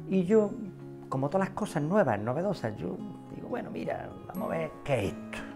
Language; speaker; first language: Spanish; native; Spanish